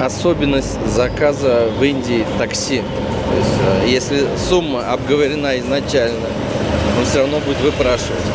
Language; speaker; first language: Russian; native; Russian